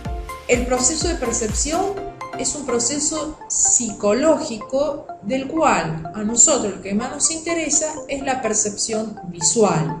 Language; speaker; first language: Spanish; native; Spanish